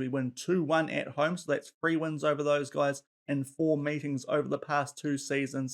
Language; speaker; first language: English; native; English